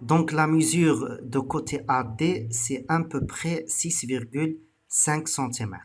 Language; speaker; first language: French; non-native, local second language; Arabic